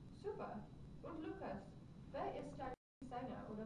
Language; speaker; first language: German; non-native, learner; English